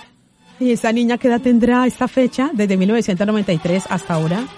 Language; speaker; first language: Spanish; native; Spanish